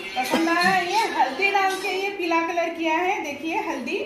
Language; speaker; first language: Hindi; non-native, local second language; Marathi